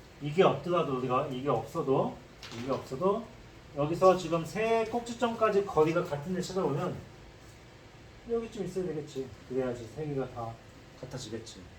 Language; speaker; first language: Korean; native; Korean